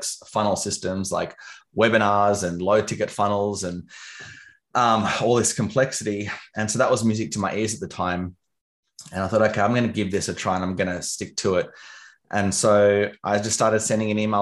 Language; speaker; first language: English; native; English